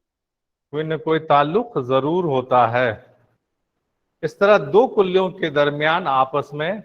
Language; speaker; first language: Urdu; native; Urdu